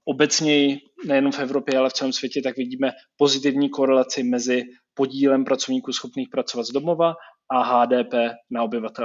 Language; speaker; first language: Czech; native; Czech